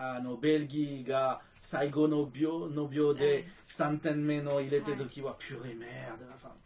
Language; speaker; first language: Japanese; non-native, fluent; French